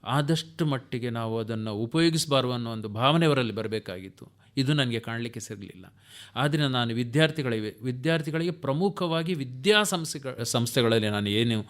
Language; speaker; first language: Kannada; non-native, local second language; Tulu